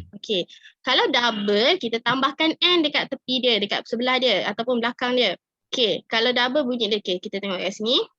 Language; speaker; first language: Malay; native; Malay